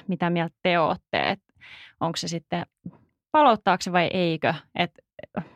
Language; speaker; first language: Finnish; native; Finnish